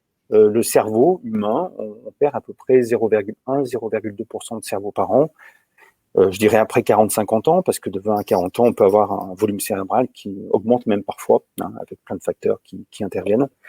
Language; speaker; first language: French; native; French